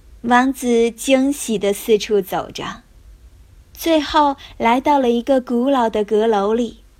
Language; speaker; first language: Chinese; native; Chinese